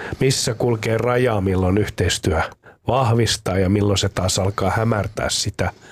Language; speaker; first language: Finnish; native; Finnish